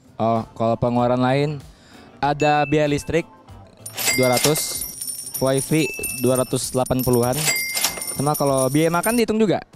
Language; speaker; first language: Indonesian; native; Indonesian